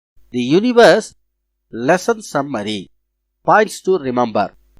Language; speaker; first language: English; non-native, local second language; Tamil